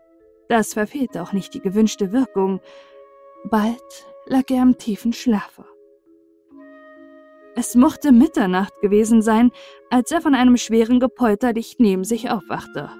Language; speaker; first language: German; native; German